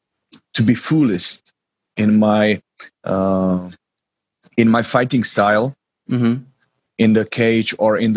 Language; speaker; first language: English; non-native, learner; Czech